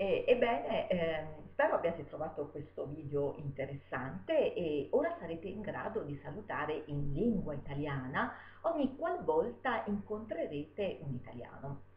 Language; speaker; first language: Italian; native; Italian